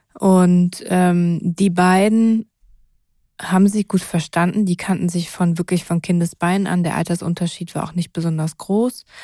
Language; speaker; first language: German; native; German